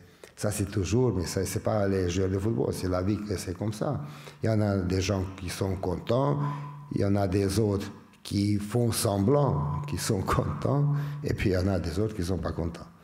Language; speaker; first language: French; non-native, fluent; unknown